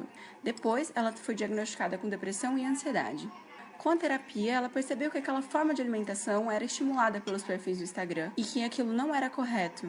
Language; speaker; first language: Portuguese; native; Portuguese